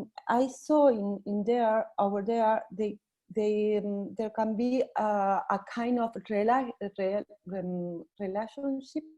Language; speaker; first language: English; non-native, learner; Spanish